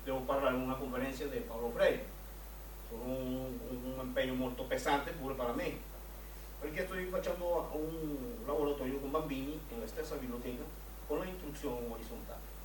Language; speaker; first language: Italian; non-native, learner; Spanish